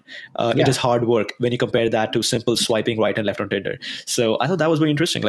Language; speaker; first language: English; non-native, local second language; Hindi